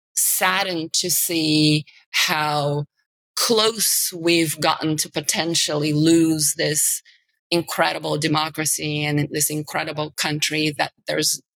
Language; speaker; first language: English; non-native, fluent; Bulgarian